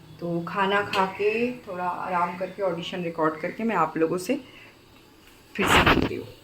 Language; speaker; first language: Hindi; non-native, local second language; Bangla